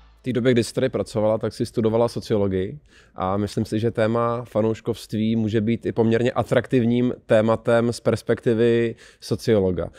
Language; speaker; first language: Czech; native; Czech